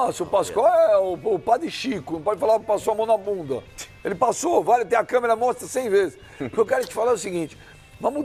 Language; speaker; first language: Portuguese; native; Portuguese